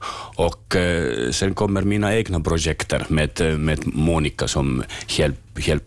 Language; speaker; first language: Swedish; non-native, learner; Finnish